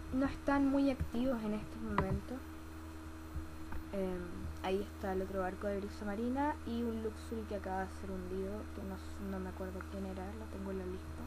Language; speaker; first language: Spanish; native; Spanish